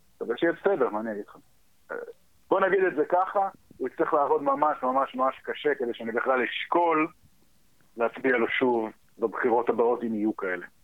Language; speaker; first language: Hebrew; early bilingual, heritage; Hebrew